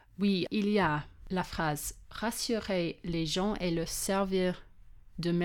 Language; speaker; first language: French; non-native, fluent; English